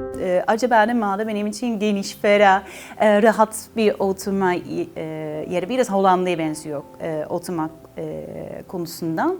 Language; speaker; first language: Turkish; non-native, learner; Dutch